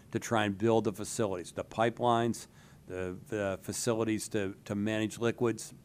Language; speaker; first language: English; native; English